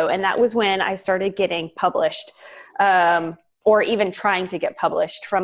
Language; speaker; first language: English; native; English